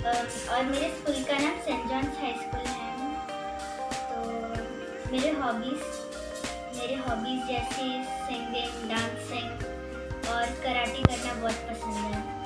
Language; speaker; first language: Hindi; non-native, local second language; Malayalam